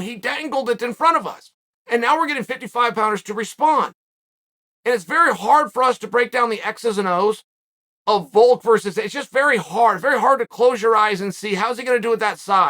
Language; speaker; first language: English; native; English